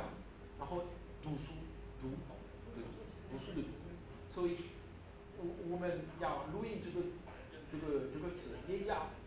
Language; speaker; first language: Chinese; non-native, fluent; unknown